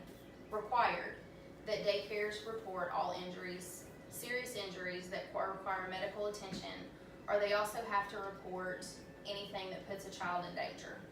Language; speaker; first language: English; native; English